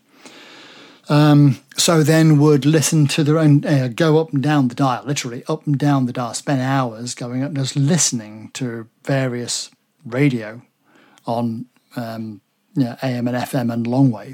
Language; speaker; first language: English; native; English